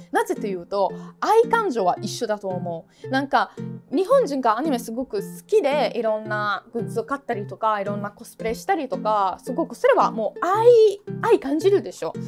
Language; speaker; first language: Japanese; non-native, fluent; Italian